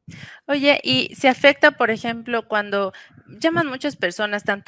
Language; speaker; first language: Spanish; native; Spanish